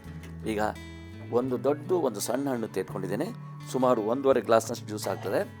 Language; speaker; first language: Kannada; native; Kannada